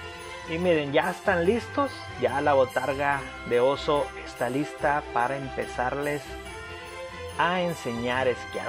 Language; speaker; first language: Spanish; native; Spanish